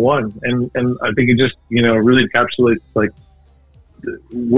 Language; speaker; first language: English; native; English